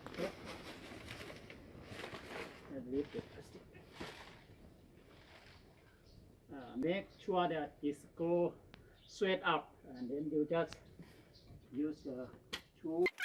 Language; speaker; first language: English; non-native, learner; Thai